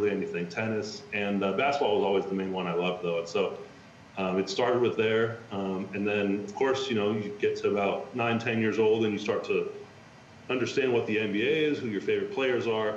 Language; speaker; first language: English; native; English